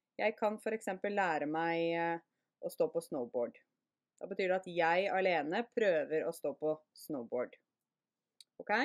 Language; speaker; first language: Norwegian; native; Norwegian